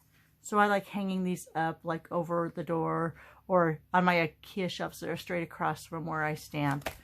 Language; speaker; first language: English; native; English